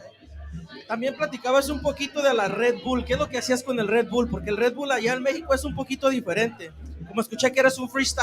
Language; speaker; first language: Spanish; native; Spanish